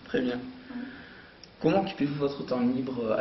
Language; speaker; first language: French; native; French